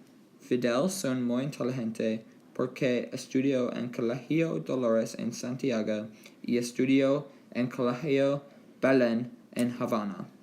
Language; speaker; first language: Spanish; non-native, learner; English